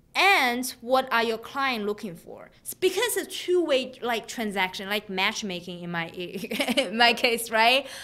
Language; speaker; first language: English; non-native, fluent; Chinese